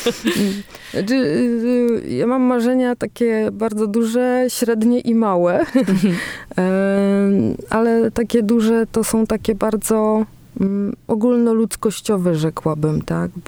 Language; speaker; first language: Polish; native; Polish